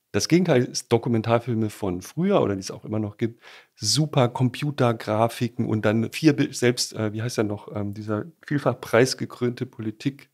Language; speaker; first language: German; native; German